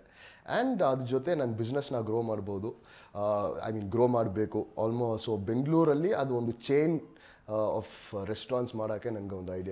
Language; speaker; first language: Kannada; non-native, local second language; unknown